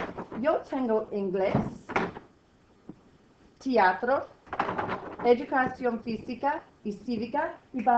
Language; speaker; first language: Spanish; non-native, fluent; English